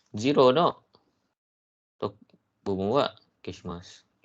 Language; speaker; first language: Japanese; non-native, fluent; Malay